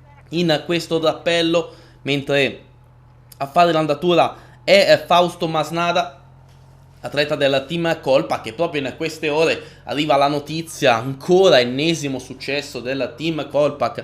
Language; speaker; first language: Italian; native; Italian